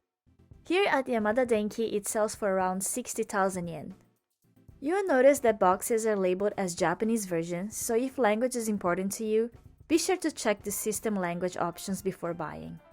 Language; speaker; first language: English; native; English